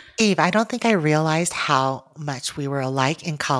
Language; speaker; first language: English; native; English